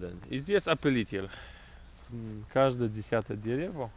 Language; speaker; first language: Russian; non-native, fluent; Polish